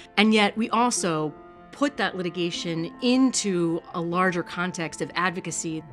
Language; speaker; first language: English; native; English